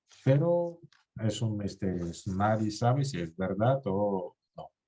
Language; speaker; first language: Spanish; non-native, fluent; Russian